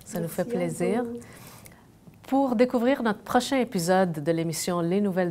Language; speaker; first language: French; native; French